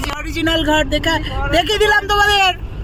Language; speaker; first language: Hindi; non-native, local second language; Bangla